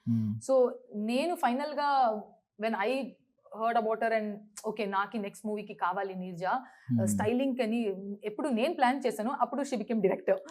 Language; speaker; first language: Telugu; non-native, learner; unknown